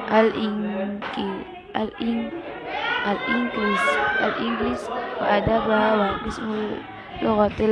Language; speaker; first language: Arabic; non-native, learner; Indonesian